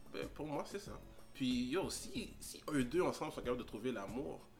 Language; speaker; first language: French; native; French